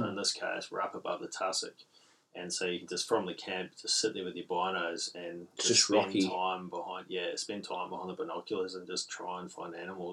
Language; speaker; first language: English; native; English